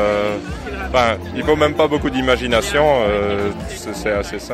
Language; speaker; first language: French; native; French